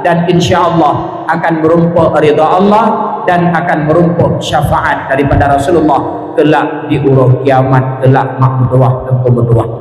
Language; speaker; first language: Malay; non-native, local second language; Achinese